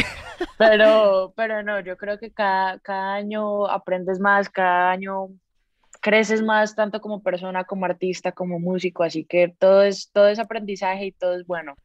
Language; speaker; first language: Spanish; native; Spanish